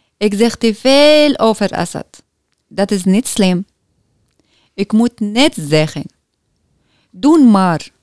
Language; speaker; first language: Dutch; non-native, learner; Arabic